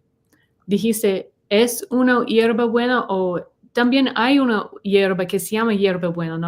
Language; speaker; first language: Spanish; non-native, learner; English